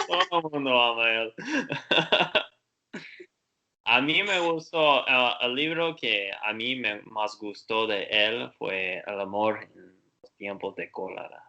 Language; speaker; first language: Spanish; non-native, learner; Portuguese